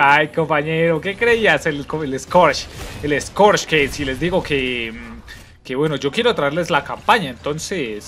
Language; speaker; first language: Spanish; native; Spanish